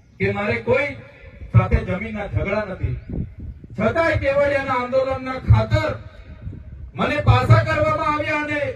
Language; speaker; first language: Gujarati; non-native, local second language; Vasavi